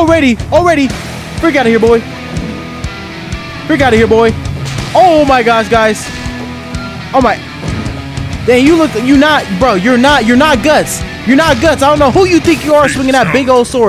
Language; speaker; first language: English; native; English